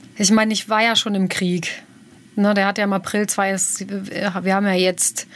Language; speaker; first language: German; early bilingual, other home language; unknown